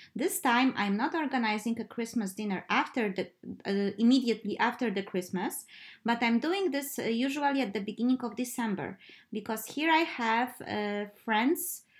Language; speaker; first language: English; non-native, fluent; Polish